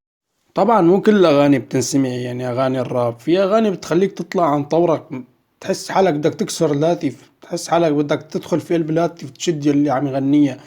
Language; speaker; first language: Arabic; native; Arabic